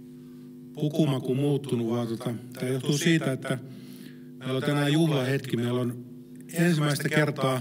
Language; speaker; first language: Finnish; native; Finnish